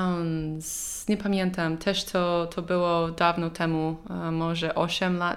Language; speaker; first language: Polish; non-native, learner; English